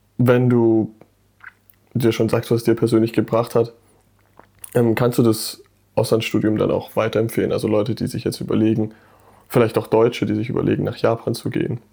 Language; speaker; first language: German; native; German